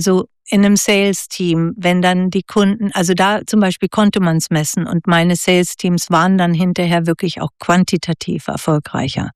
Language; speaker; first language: German; native; German